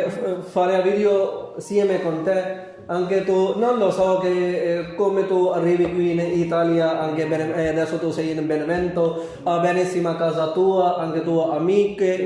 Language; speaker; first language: Italian; non-native, learner; Urdu